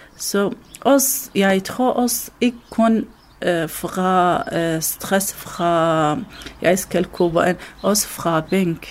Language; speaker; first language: Danish; non-native, learner; Arabic